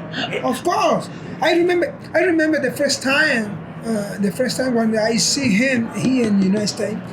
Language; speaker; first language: English; non-native, learner; Spanish